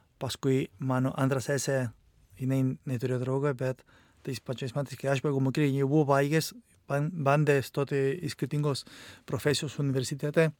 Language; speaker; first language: Lithuanian; non-native, fluent; Spanish